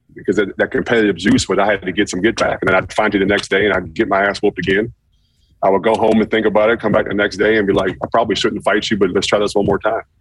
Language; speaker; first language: English; native; English